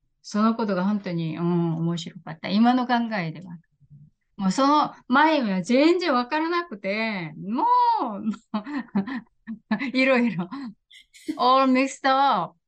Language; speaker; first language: Japanese; non-native, fluent; Korean